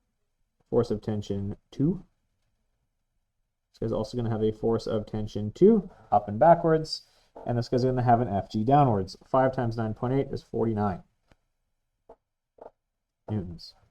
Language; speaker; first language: English; native; English